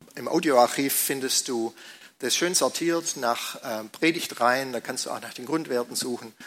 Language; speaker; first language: German; native; German